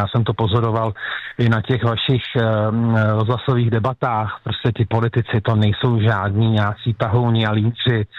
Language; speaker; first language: Czech; native; Czech